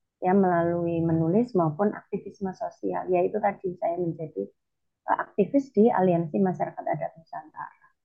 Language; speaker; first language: Indonesian; non-native, local second language; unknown